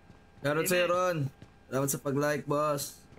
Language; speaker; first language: Filipino; native; Filipino